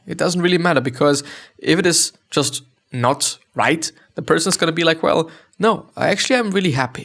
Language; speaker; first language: English; non-native, fluent; German